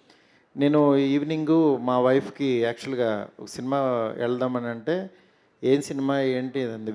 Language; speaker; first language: Telugu; native; Telugu